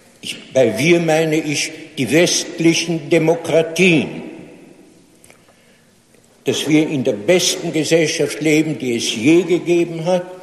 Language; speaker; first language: German; non-native, fluent; English